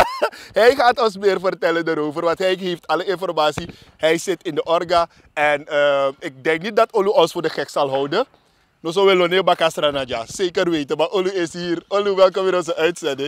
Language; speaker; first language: Dutch; native; Dutch